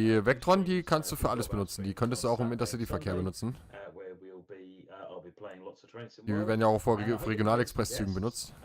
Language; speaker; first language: German; native; German